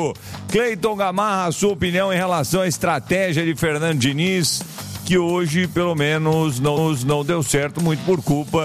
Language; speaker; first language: Portuguese; native; Portuguese